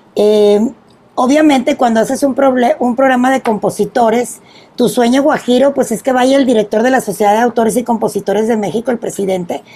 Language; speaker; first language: Spanish; native; Spanish